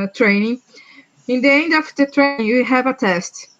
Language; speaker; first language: English; non-native, learner; Portuguese